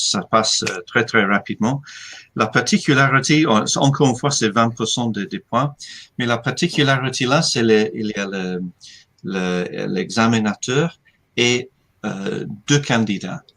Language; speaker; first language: French; non-native, fluent; English